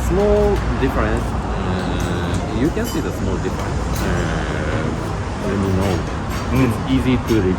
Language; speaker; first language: English; non-native, learner; Japanese